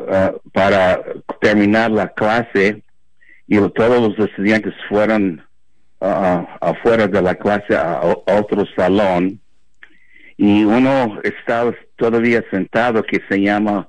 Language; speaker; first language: Spanish; non-native, fluent; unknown